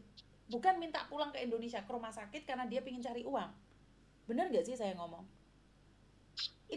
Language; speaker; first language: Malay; non-native, local second language; Javanese